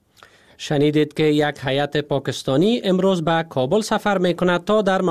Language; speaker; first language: Persian; native; Persian